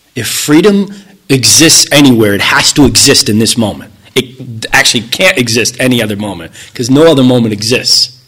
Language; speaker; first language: English; native; English